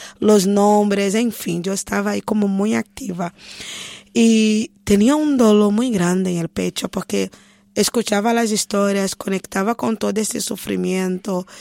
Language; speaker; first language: Spanish; non-native, fluent; Portuguese